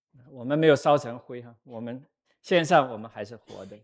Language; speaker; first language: Chinese; native; Chinese